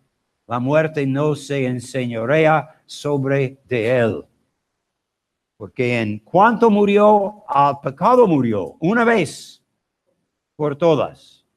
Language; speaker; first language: Spanish; non-native, learner; English